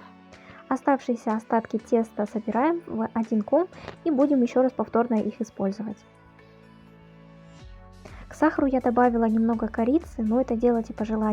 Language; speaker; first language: Russian; native; Russian